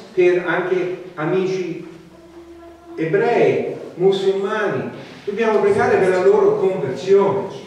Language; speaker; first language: Italian; non-native, fluent; English